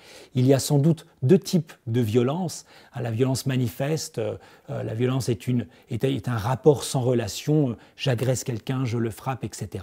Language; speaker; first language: French; native; French